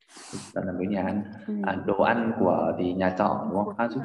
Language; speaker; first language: Vietnamese; native; Vietnamese